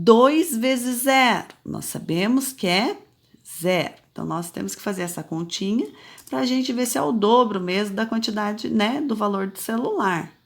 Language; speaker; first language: Portuguese; native; Portuguese